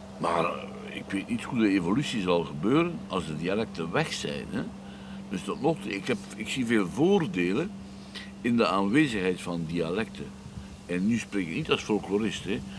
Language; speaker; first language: Dutch; native; Dutch